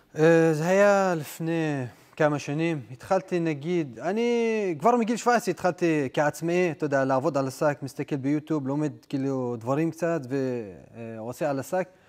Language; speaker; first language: Hebrew; non-native, local second language; Adyghe